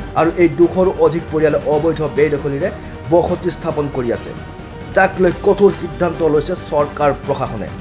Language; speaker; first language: Assamese; native; Assamese